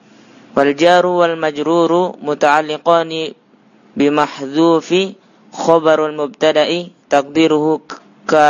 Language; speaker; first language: Arabic; non-native, learner; Indonesian